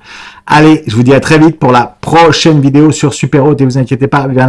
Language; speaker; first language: French; native; French